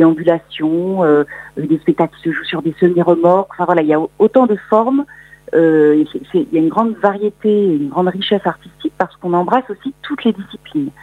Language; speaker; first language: French; native; French